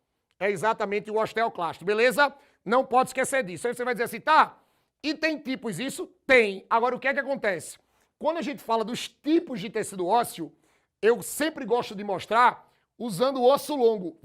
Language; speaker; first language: Portuguese; native; Portuguese